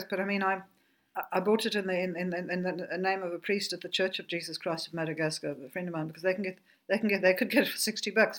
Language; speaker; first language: English; native; English